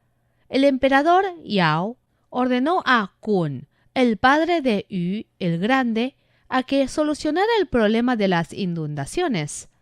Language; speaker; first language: Spanish; non-native, fluent; Chinese